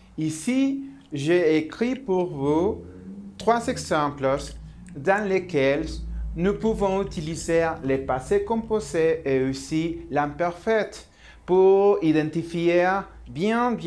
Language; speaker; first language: French; non-native, learner; Spanish